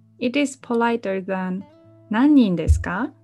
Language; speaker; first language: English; non-native, fluent; Japanese